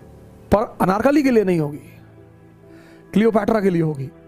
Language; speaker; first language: Hindi; native; Hindi